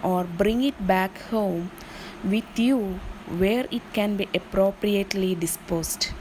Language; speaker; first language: English; non-native, local second language; Malayalam